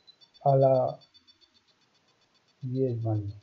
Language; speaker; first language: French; non-native, learner; Romanian